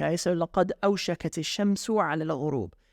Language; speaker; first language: Arabic; non-native, fluent; English